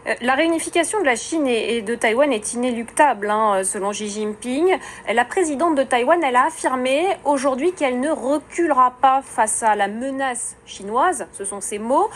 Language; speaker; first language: French; native; French